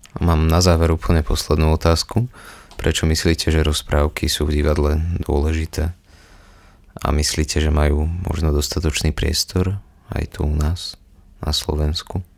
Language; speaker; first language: Slovak; native; Slovak